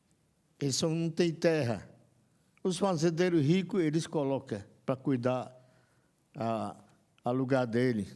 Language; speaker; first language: Portuguese; non-native, local second language; Yanomámi